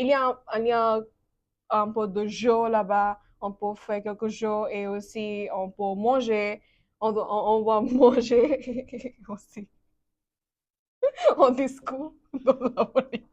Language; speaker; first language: French; non-native, learner; Bangla